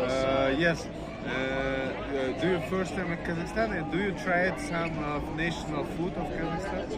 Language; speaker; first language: English; non-native, learner; Russian